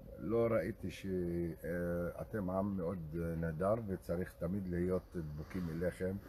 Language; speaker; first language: Hebrew; non-native, local second language; Arabic